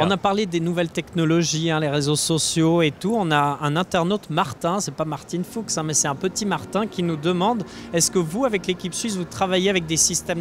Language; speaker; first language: French; native; French